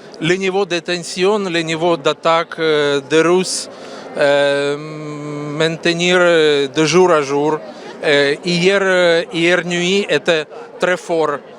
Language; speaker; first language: French; non-native, learner; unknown